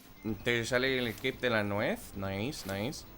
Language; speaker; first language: Spanish; non-native, fluent; English